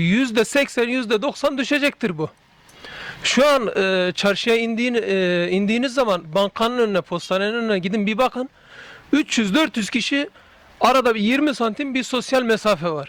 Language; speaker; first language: Turkish; native; Turkish